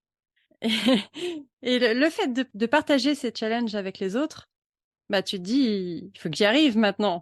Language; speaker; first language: French; native; French